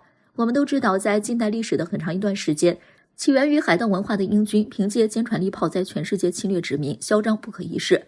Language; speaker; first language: Chinese; native; Chinese